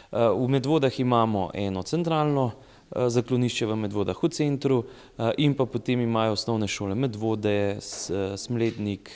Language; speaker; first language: Slovenian; native; Slovenian